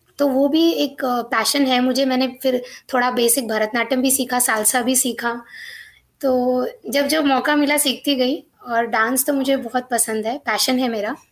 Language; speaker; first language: Hindi; non-native, local second language; Marathi